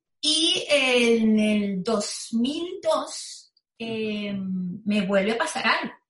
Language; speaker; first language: Spanish; native; Spanish